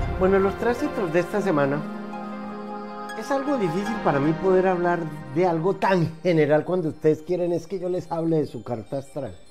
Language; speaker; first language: Spanish; native; Spanish